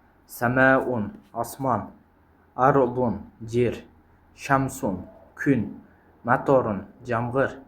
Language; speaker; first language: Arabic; non-native, fluent; Kyrgyz